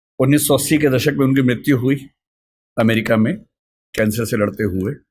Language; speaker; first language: Hindi; native; Hindi